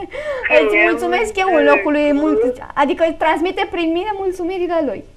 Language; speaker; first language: Romanian; native; Romanian